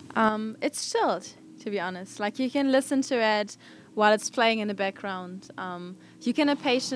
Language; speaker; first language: English; non-native, fluent; German